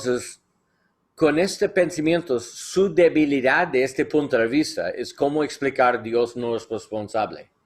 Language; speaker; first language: Spanish; non-native, learner; English